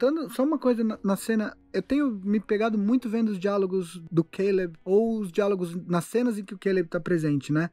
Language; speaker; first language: Portuguese; native; Portuguese